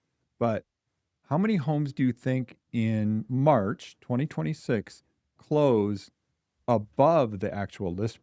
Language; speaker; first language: English; native; English